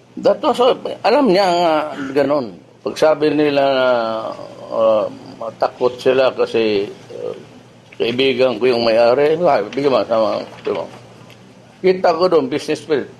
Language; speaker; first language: Filipino; non-native, local second language; Cebuano